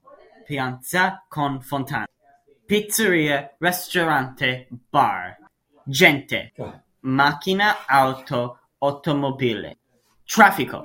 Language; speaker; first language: Italian; non-native, learner; English